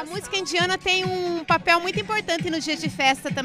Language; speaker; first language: Portuguese; native; Portuguese